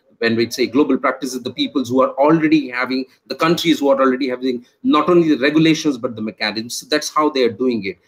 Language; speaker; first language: English; non-native, local second language; Hindi